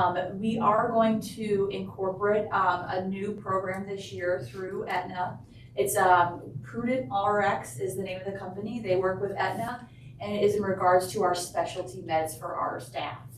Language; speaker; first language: English; native; English